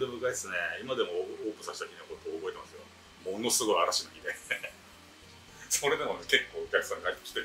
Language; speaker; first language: Japanese; native; Japanese